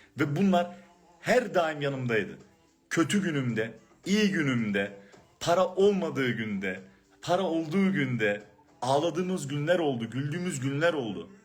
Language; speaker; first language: Turkish; early bilingual, heritage; Turkish